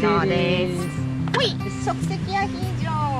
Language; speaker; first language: Japanese; native; Japanese